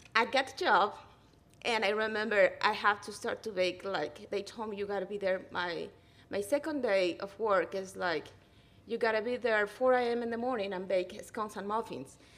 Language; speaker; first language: English; non-native, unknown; Spanish